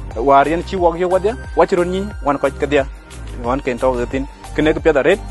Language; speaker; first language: English; non-native, fluent; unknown